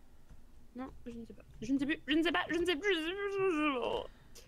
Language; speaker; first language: French; native; French